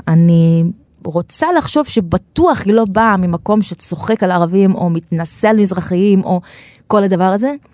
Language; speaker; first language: Hebrew; non-native, local second language; Arabic